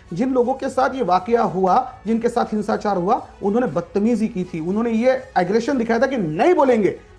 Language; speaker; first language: Hindi; non-native, local second language; Marathi